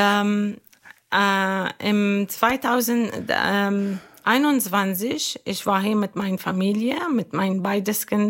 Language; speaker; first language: German; non-native, learner; Arabic